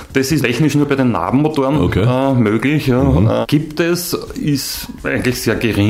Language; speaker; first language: German; native; German